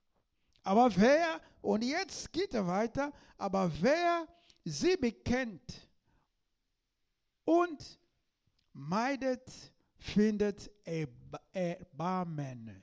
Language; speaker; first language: German; non-native, learner; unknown